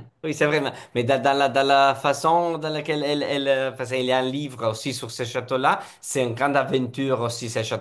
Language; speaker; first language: French; non-native, fluent; Italian